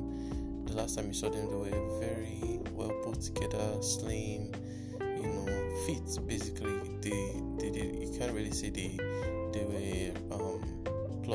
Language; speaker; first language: English; non-native, local second language; Yoruba